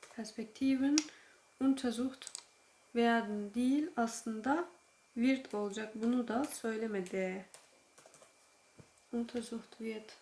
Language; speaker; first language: Turkish; native; Turkish